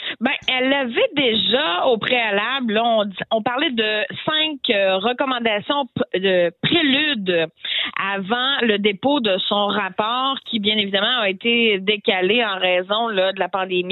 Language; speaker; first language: French; native; French